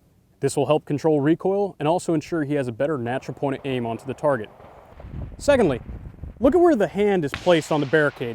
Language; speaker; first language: English; native; English